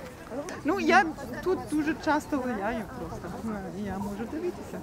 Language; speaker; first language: Ukrainian; non-native, learner; German